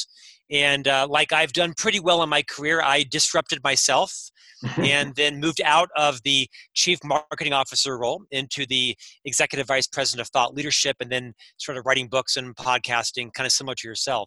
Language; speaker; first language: English; native; English